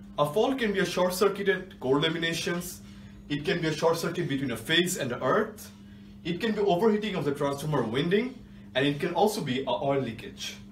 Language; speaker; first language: English; non-native, local second language; Bangla